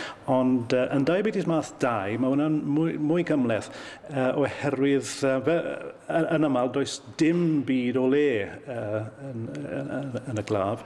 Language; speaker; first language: Welsh; native; Welsh